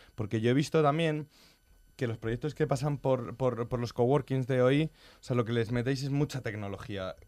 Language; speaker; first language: Spanish; native; Spanish